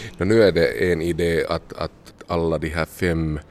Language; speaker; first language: Swedish; non-native, local second language; Finnish